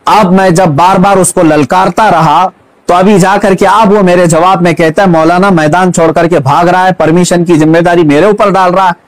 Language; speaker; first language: Hindi; native; Hindi